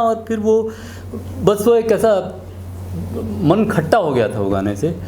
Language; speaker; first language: Hindi; native; Hindi